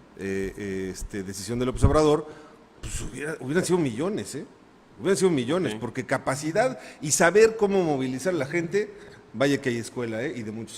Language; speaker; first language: Spanish; native; Spanish